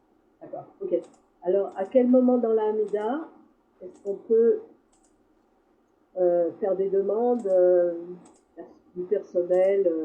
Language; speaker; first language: French; native; French